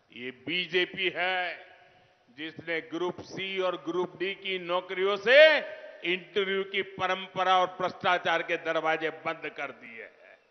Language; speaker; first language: Hindi; non-native, local second language; Gujarati